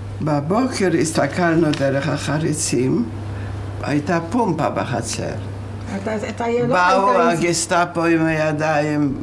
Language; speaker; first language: Hebrew; non-native, fluent; Polish